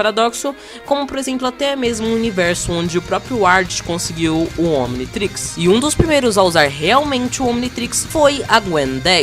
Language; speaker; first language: Portuguese; native; Portuguese